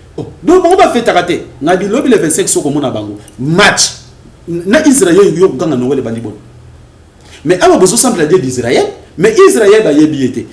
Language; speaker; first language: Lingala; native; Lingala